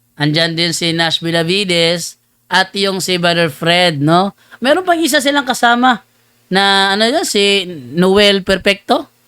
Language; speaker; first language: Filipino; native; Filipino